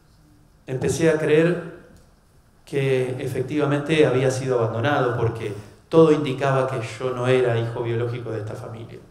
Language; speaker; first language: Spanish; native; Spanish